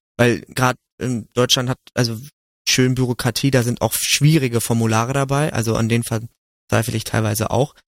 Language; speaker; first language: German; native; German